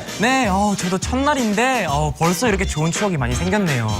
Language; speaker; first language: Korean; native; Korean